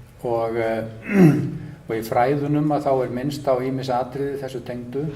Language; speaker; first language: Icelandic; native; Icelandic